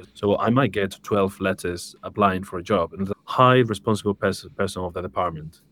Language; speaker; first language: English; non-native, fluent; Spanish